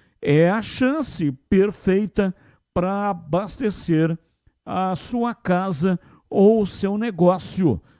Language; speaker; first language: Portuguese; native; Portuguese